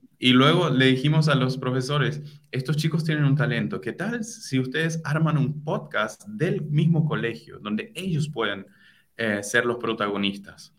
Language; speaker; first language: Spanish; non-native, fluent; German